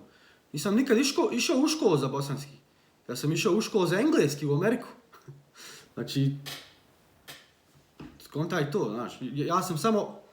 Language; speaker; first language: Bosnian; early bilingual, heritage; Bosnian